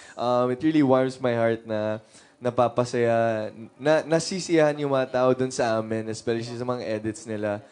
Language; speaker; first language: Filipino; native; Filipino